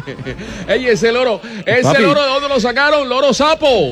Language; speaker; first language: Spanish; native; Spanish